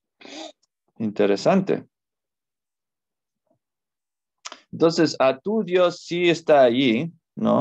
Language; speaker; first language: Spanish; non-native, fluent; English